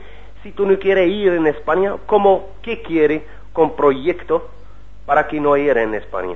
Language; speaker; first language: Spanish; non-native, learner; Arabic